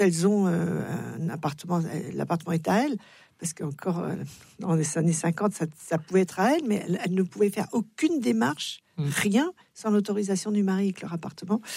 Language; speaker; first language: French; native; French